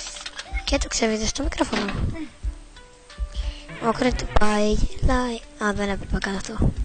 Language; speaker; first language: Greek; native; Greek